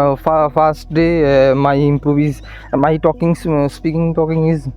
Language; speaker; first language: English; non-native, learner; Hindi